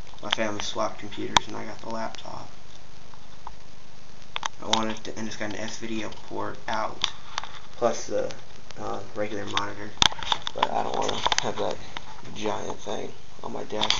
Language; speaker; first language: English; native; English